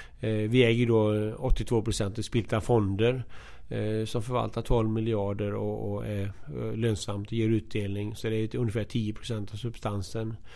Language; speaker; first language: Swedish; native; Swedish